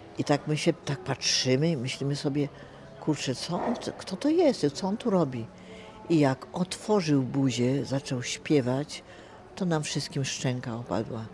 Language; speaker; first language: Polish; native; Polish